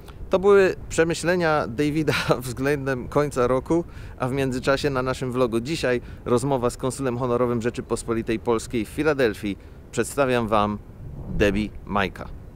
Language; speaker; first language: Polish; native; Polish